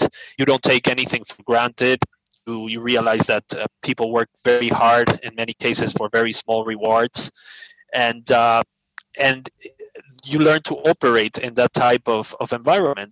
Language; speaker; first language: English; non-native, fluent; Spanish